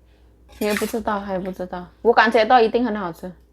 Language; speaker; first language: Chinese; non-native, learner; Indonesian